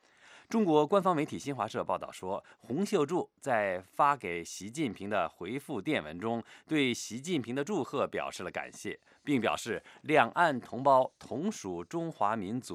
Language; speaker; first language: Chinese; native; Chinese